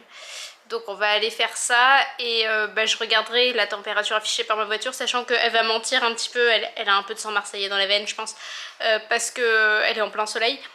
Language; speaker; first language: French; native; French